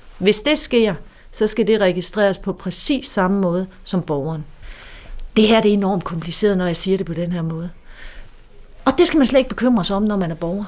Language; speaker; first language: Danish; native; Danish